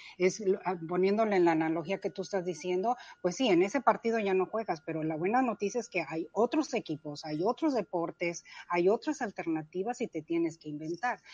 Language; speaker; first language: Spanish; early bilingual, other home language; Cantonese